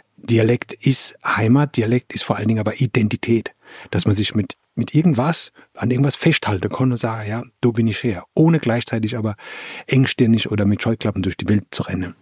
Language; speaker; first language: German; native; German